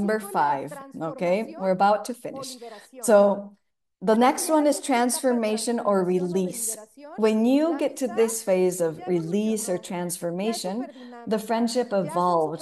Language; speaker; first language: English; non-native, fluent; Spanish